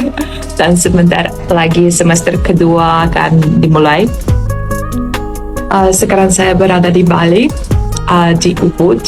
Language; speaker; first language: Indonesian; non-native, fluent; Polish